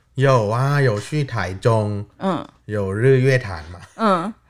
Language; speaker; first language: Chinese; non-native, fluent; Thai